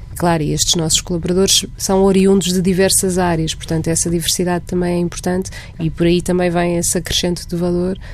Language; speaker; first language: Portuguese; native; Portuguese